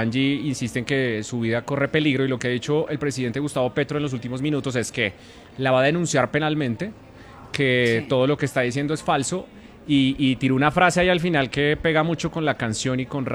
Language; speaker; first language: Spanish; native; Spanish